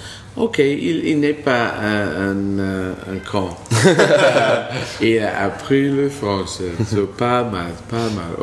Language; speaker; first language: French; non-native, learner; English